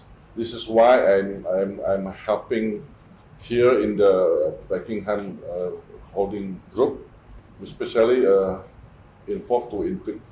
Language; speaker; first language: English; non-native, fluent; Indonesian